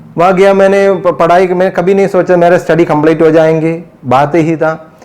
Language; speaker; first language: Hindi; non-native, local second language; Malayalam